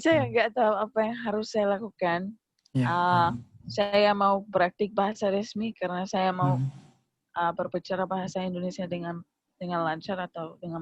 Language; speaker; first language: Indonesian; non-native, fluent; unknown